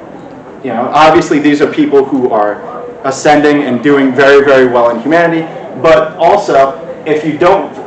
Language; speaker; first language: English; native; English